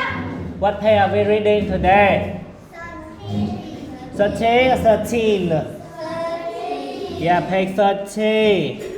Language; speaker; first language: English; non-native, fluent; Khmer